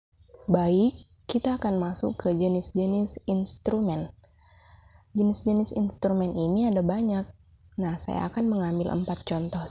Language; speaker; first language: Indonesian; native; Indonesian